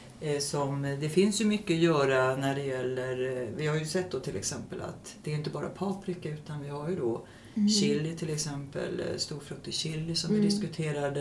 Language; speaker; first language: Swedish; native; Swedish